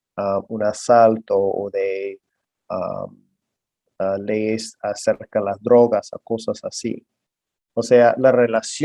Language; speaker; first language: Spanish; non-native, fluent; English